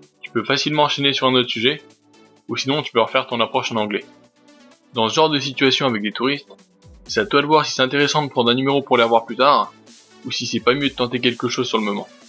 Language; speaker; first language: French; native; French